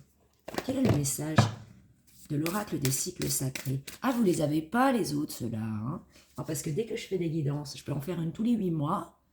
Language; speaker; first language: French; native; French